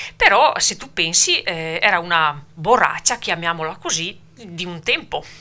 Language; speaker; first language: Italian; native; Italian